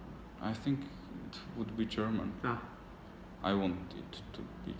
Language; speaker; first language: English; non-native, learner; Armenian